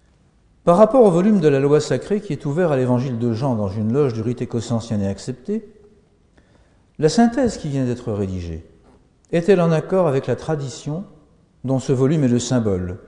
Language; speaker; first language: French; native; French